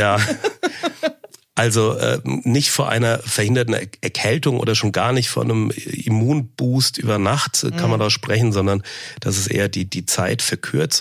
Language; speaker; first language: German; native; German